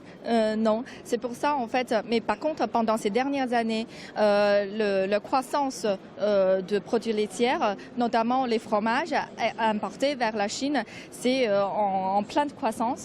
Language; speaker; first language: French; non-native, fluent; Chinese